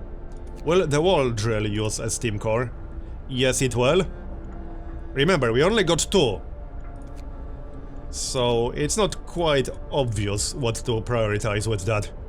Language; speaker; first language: English; native; English